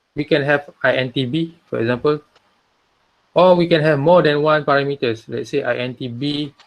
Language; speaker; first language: English; non-native, local second language; Malay